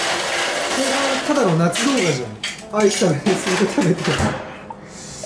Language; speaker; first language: Japanese; native; Japanese